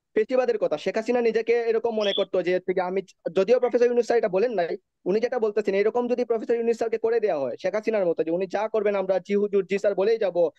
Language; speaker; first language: Bangla; native; Bangla